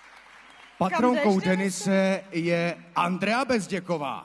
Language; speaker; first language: Czech; native; Czech